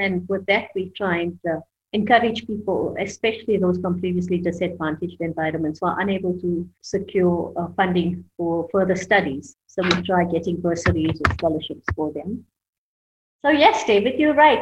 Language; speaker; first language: English; native; English